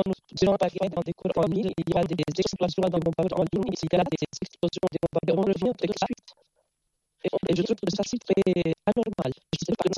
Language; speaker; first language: French; non-native, local second language; Arabic